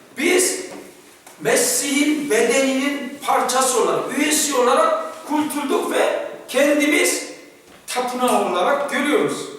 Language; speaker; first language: Turkish; non-native, fluent; Korean